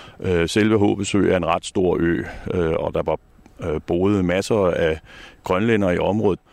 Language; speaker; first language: Danish; native; Danish